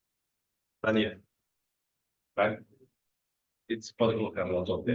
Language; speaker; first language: Portuguese; non-native, learner; Italian